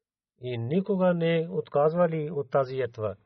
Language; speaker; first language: Bulgarian; non-native, learner; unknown